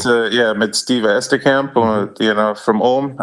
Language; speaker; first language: German; non-native, learner; English